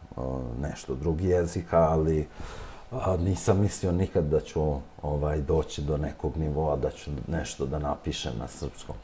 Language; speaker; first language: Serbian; non-native, local second language; Albanian